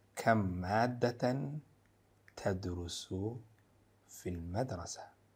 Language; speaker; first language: Arabic; non-native, local second language; Somali